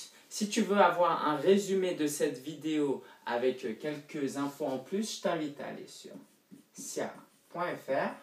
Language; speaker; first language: French; native; French